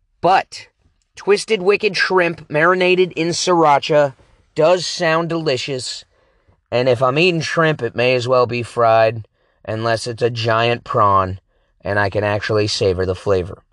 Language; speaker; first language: English; native; English